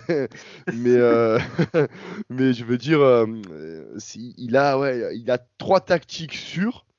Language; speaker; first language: French; native; French